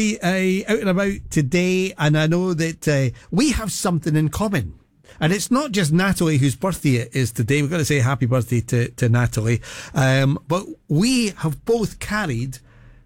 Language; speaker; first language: English; native; English